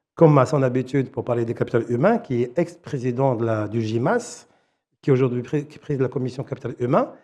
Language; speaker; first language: French; non-native, local second language; Arabic